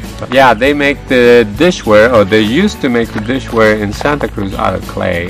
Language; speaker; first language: English; non-native, fluent; Spanish